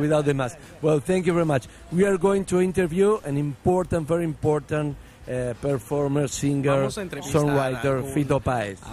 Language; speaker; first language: English; non-native, learner; Spanish